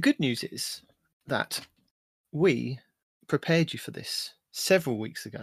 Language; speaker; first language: English; native; English